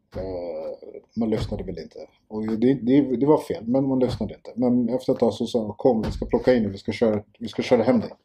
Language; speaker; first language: Swedish; early bilingual, other home language; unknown